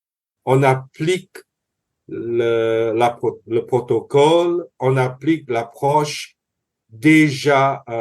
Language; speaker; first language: French; non-native, fluent; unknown